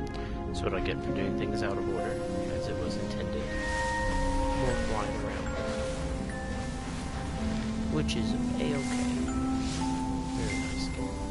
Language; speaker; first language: English; native; English